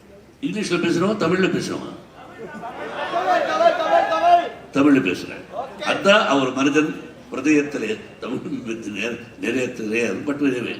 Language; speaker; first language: Tamil; non-native, learner; Telugu